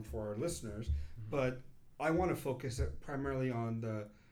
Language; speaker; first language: English; early bilingual, other home language; Kannada